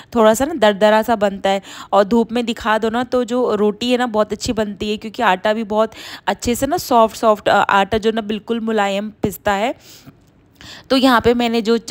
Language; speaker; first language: Hindi; native; Hindi